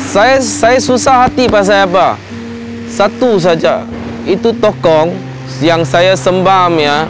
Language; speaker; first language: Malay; non-native, local second language; Min Nan Chinese